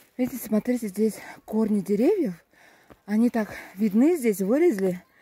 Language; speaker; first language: Russian; native; Russian